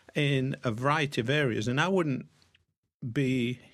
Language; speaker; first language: English; native; English